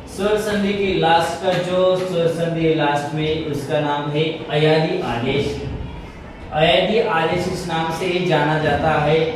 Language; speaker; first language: Hindi; non-native, local second language; Marathi